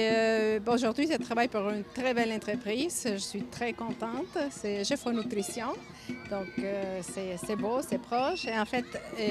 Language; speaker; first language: French; non-native, fluent; Spanish